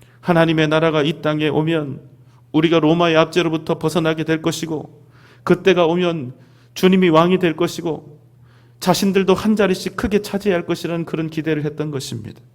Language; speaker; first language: Korean; native; Korean